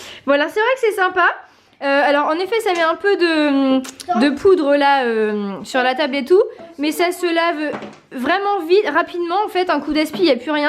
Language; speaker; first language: French; native; French